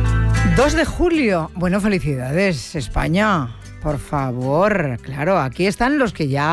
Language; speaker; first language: Spanish; native; Spanish